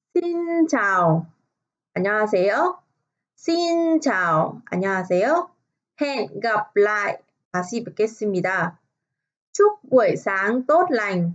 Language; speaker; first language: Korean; non-native, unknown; Vietnamese